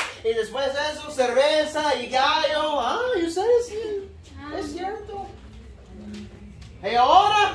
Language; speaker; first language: Spanish; non-native, fluent; English